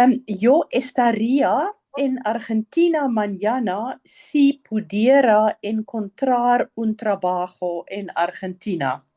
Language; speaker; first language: Spanish; non-native, learner; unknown